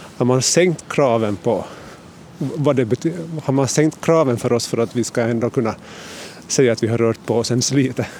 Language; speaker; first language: Swedish; native; Swedish